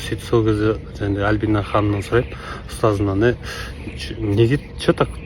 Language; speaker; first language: Russian; non-native, local second language; Kazakh